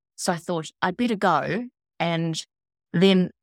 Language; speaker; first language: English; non-native, fluent; Swedish